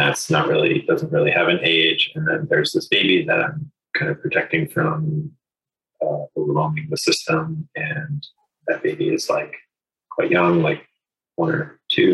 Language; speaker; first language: English; native; English